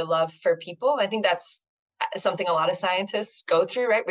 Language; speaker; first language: English; native; English